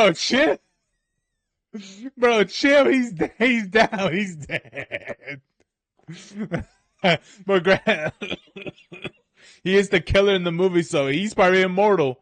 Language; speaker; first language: English; native; English